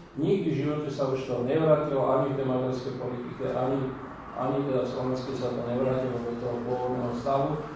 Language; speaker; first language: Slovak; non-native, local second language; Hungarian